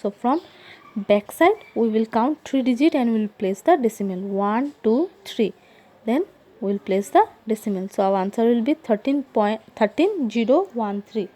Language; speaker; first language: English; non-native, local second language; Assamese